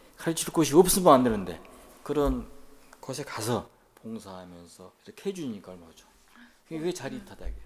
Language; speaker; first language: Korean; native; Korean